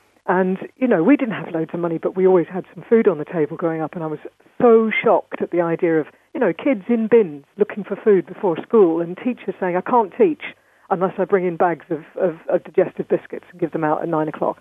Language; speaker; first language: English; native; English